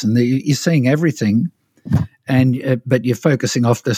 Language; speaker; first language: English; native; English